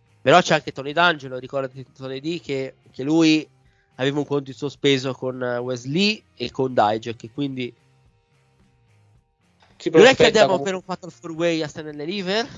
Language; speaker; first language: Italian; native; Italian